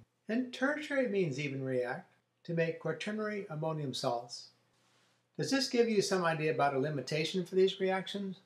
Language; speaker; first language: English; native; English